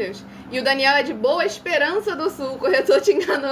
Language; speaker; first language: Portuguese; native; Portuguese